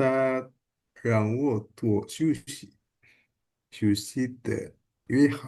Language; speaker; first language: Chinese; non-native, learner; Indonesian